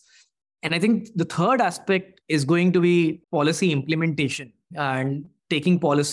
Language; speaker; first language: English; non-native, local second language; Hindi